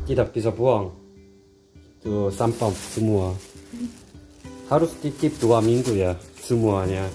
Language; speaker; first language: Indonesian; non-native, learner; Korean